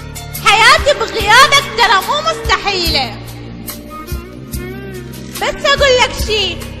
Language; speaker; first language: Arabic; native; Arabic